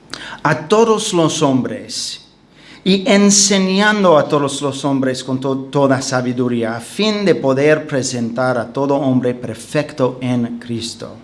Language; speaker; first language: Spanish; non-native, fluent; English